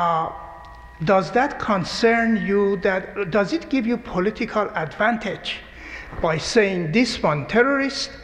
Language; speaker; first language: English; non-native, fluent; Persian